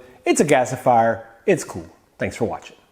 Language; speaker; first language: English; native; English